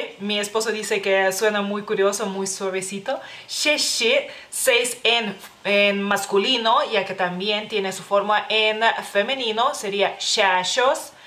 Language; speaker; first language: Spanish; non-native, fluent; Lithuanian